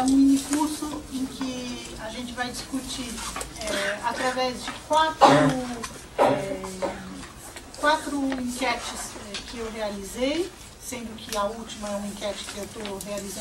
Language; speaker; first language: Portuguese; native; Portuguese